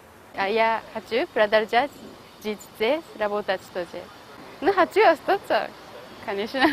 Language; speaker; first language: Russian; non-native, learner; Japanese